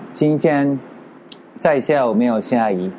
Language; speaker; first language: Chinese; non-native, learner; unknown